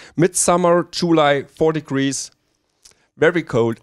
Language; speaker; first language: English; non-native, learner; German